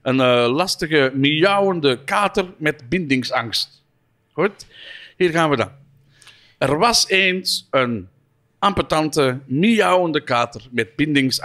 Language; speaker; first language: Dutch; native; Dutch